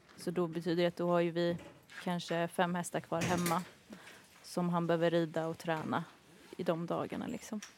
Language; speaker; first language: Swedish; native; Swedish